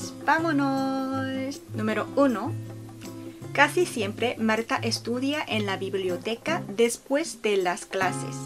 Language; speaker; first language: Spanish; non-native, fluent; Korean